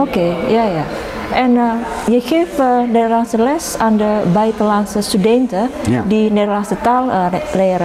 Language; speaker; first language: Dutch; non-native, learner; Indonesian